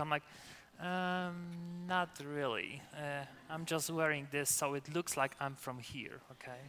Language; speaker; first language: English; non-native, fluent; Polish